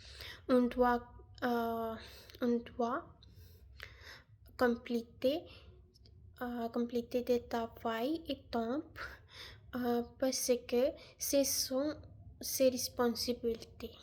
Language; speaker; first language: French; non-native, learner; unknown